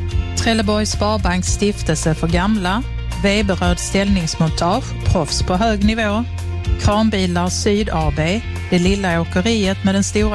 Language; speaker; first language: Swedish; native; Swedish